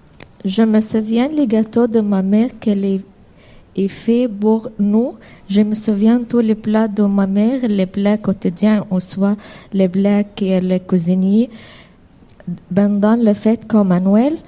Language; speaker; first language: French; non-native, learner; Arabic